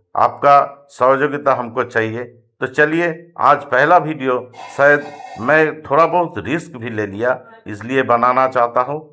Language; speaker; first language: Hindi; non-native, local second language; Bangla